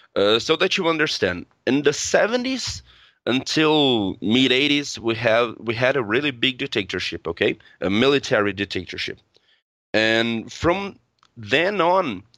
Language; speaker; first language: English; non-native, fluent; Portuguese